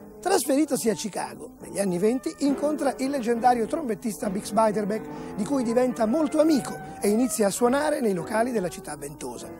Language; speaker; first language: Italian; native; Italian